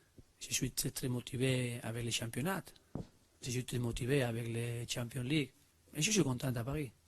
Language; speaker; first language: French; non-native, learner; Spanish